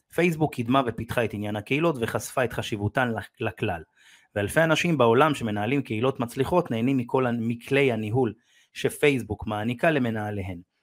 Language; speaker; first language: Hebrew; native; Hebrew